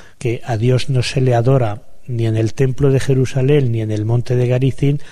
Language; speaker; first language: Spanish; native; Spanish